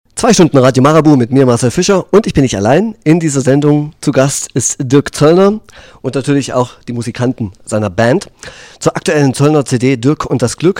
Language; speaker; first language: German; native; German